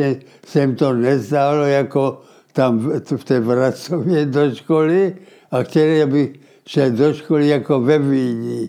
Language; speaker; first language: Czech; early bilingual, heritage; Czech